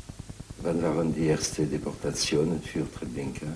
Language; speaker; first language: German; non-native, fluent; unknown